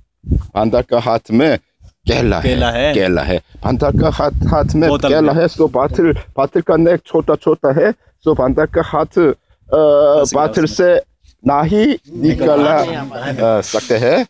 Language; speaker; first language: Hindi; non-native, learner; Korean